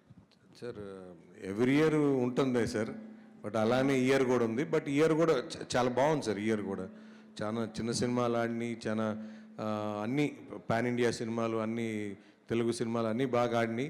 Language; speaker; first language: Telugu; native; Telugu